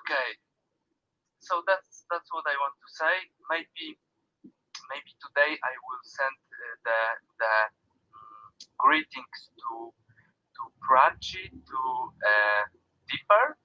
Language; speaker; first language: English; non-native, learner; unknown